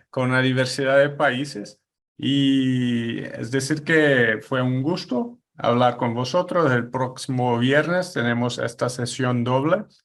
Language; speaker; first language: Spanish; non-native, fluent; Portuguese